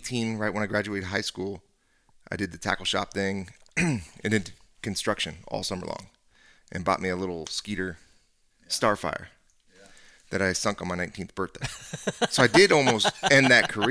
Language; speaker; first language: English; native; English